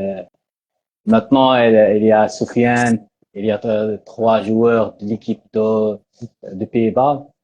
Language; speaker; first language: French; non-native, learner; Arabic